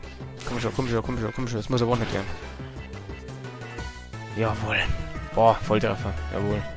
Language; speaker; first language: German; native; German